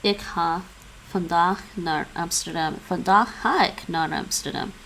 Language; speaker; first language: Dutch; non-native, learner; English